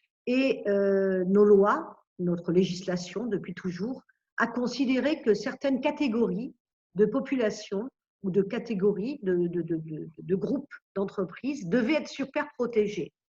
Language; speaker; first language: French; native; French